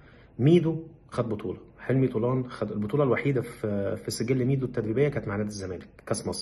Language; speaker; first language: Arabic; native; Arabic